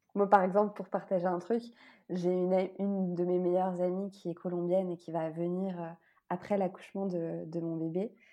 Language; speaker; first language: French; native; French